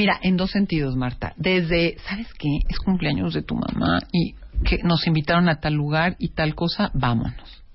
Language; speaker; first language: Spanish; native; Spanish